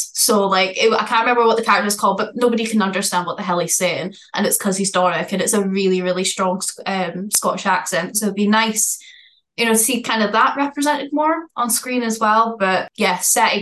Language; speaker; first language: English; native; English